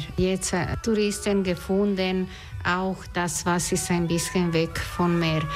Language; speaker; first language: German; non-native, learner; Croatian